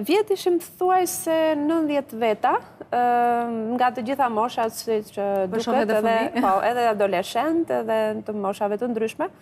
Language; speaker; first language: Albanian; native; Albanian